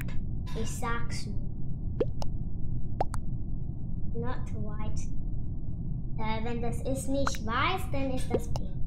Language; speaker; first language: German; non-native, learner; English